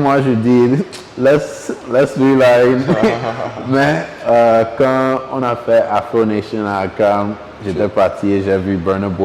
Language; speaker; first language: French; non-native, local second language; Ewe